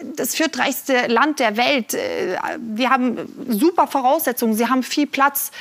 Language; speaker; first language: German; non-native, fluent; Norwegian